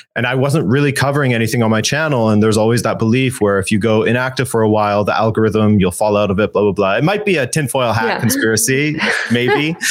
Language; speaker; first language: English; native; English